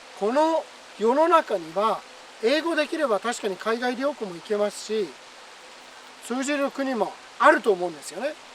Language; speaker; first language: Japanese; non-native, fluent; Persian